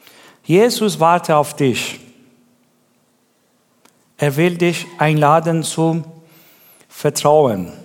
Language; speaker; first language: German; non-native, learner; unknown